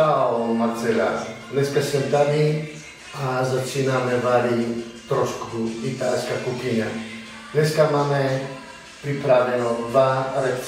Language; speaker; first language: Czech; non-native, learner; Italian